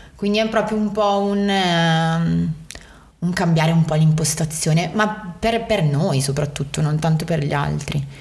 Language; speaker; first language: Italian; native; Italian